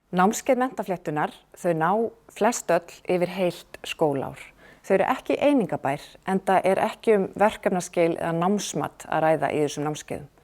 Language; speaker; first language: Icelandic; native; Icelandic